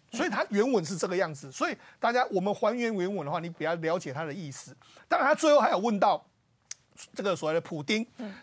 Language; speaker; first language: Chinese; native; Chinese